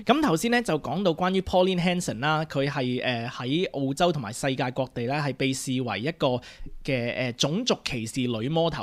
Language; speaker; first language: Cantonese; native; Cantonese